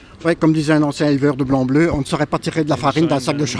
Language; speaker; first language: French; native; French